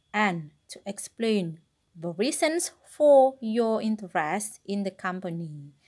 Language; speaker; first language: English; non-native, fluent; Indonesian